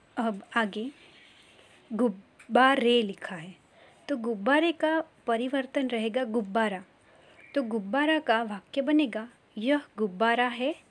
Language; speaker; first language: Hindi; non-native, local second language; Gujarati